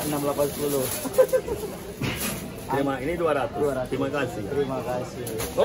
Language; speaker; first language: Indonesian; non-native, learner; Hindi